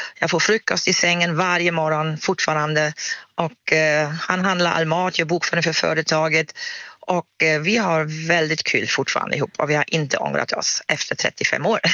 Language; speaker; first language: Swedish; non-native, fluent; German